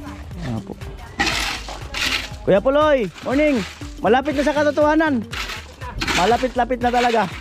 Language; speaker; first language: Filipino; native; Filipino